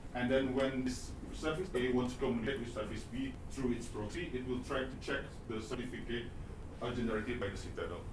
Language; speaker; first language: English; non-native, fluent; Indonesian